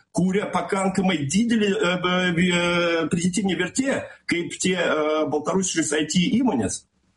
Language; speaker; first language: Lithuanian; non-native, local second language; Russian